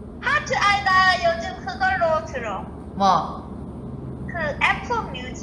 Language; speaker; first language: Korean; non-native, fluent; Thai